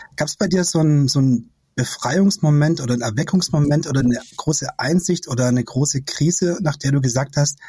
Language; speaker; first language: German; native; German